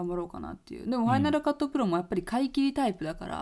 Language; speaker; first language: Japanese; native; Japanese